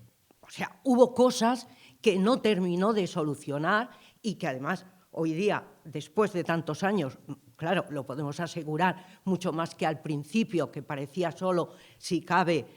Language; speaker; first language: Spanish; native; Spanish